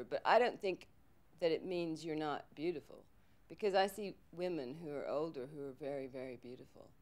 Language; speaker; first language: English; native; English